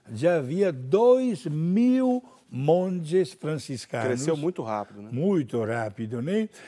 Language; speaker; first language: Portuguese; non-native, fluent; Italian